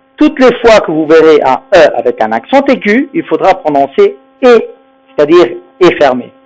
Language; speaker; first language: French; non-native, fluent; Spanish